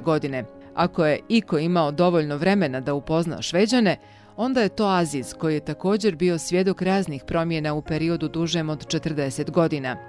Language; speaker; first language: Bosnian; native; Bosnian